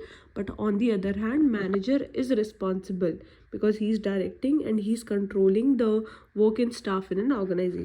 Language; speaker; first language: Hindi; native; Hindi